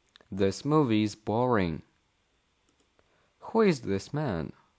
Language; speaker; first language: English; non-native, fluent; Polish